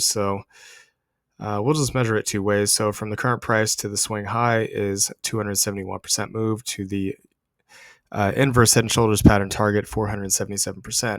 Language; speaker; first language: English; native; English